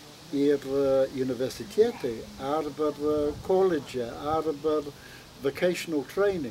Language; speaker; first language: Lithuanian; non-native, learner; English